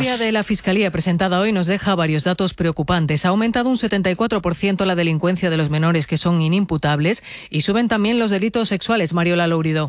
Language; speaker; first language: Spanish; native; Spanish